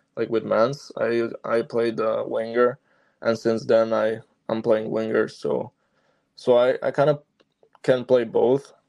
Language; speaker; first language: English; non-native, fluent; Slovak